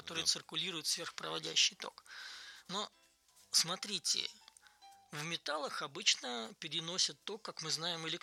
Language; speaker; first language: Russian; native; Russian